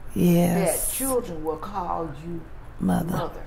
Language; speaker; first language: English; native; English